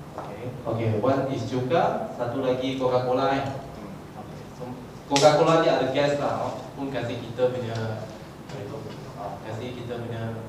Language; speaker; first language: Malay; non-native, local second language; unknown